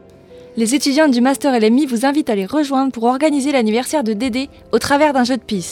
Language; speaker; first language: French; native; French